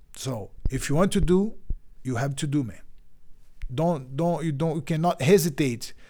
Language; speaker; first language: English; non-native, learner; Portuguese